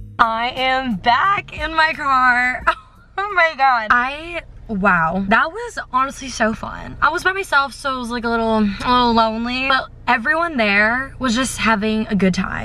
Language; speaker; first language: English; native; English